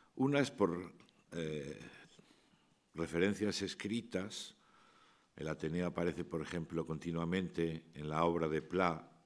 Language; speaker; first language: Spanish; native; Spanish